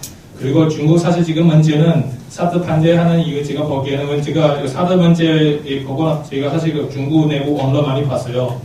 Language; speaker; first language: Korean; non-native, fluent; Chinese